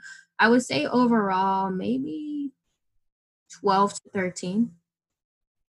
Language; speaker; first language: English; native; English